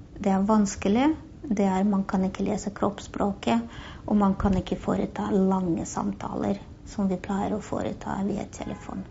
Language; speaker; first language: Norwegian; non-native, fluent; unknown